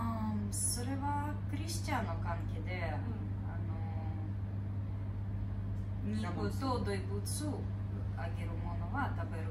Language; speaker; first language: Japanese; non-native, learner; Ukrainian